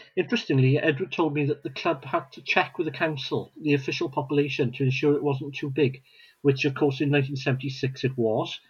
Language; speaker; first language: English; non-native, local second language; Welsh